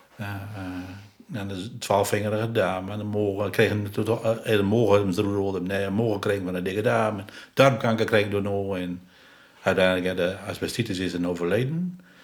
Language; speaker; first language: Dutch; native; Dutch